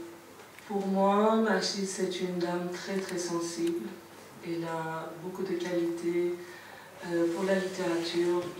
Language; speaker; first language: French; non-native, fluent; Persian